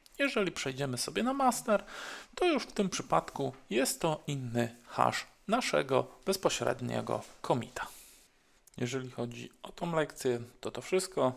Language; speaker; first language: Polish; native; Polish